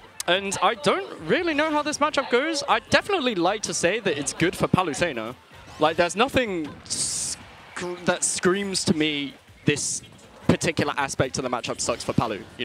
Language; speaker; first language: English; native; English